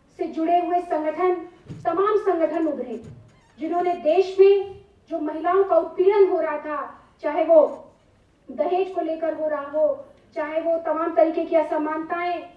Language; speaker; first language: Hindi; native; Hindi